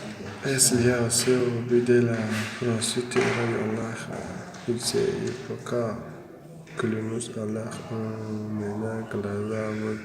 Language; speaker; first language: Russian; non-native, learner; Tajik